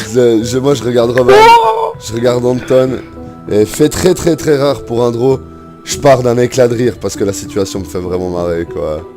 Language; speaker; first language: French; native; French